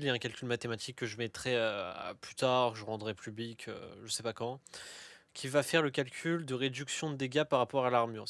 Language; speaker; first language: French; native; French